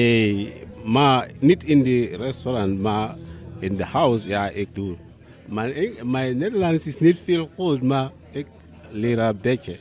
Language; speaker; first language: Dutch; non-native, learner; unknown